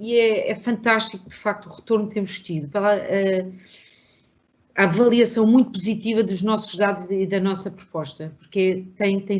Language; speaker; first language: Portuguese; native; Portuguese